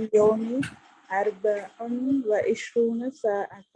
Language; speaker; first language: Arabic; non-native, learner; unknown